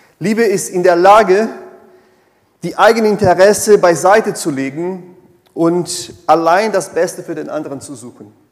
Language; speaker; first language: German; non-native, fluent; Portuguese